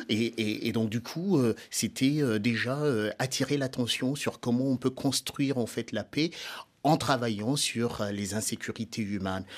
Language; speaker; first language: French; non-native, local second language; Mossi